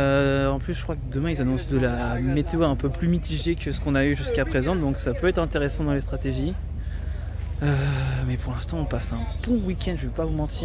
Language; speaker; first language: French; native; French